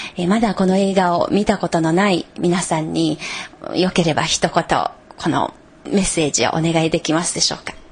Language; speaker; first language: Japanese; non-native, fluent; Chinese